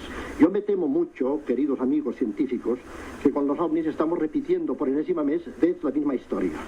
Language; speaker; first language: Spanish; native; Spanish